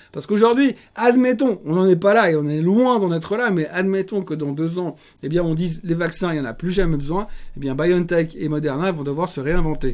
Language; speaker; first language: French; native; French